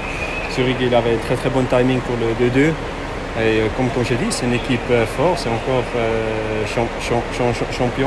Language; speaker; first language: French; non-native, learner; German